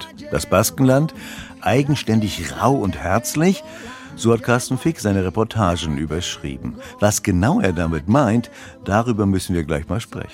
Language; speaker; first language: German; native; German